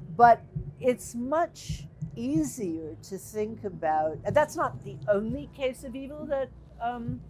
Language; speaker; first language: English; native; English